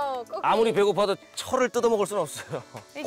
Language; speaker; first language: Korean; native; Korean